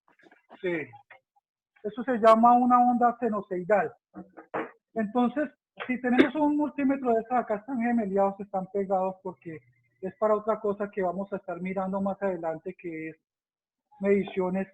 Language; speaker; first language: Spanish; native; Spanish